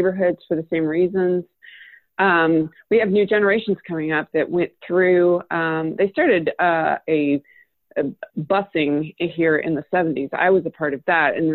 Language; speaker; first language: English; native; English